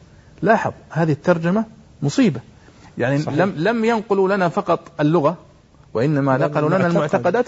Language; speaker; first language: Arabic; native; Arabic